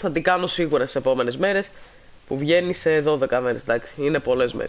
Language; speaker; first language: Greek; native; Greek